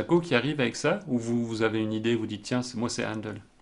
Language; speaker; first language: French; native; French